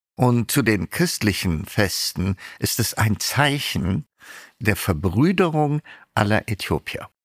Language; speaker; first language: German; non-native, fluent; Amharic